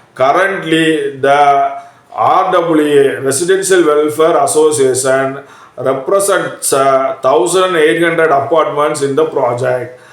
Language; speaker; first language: English; non-native, local second language; Tamil